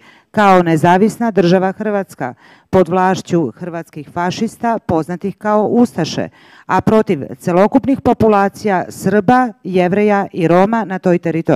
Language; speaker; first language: Croatian; native; Croatian